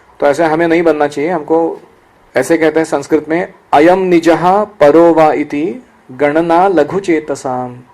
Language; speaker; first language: Hindi; non-native, local second language; Marathi